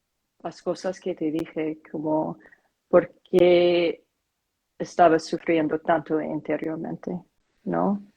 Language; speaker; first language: Spanish; non-native, fluent; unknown